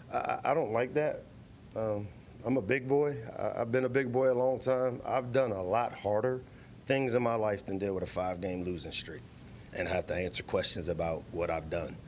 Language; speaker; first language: English; native; English